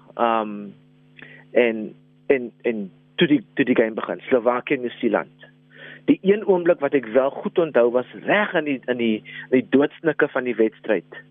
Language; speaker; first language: Afrikaans; non-native, local second language; English